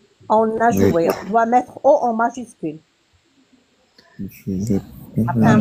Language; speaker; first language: French; non-native, learner; Arabic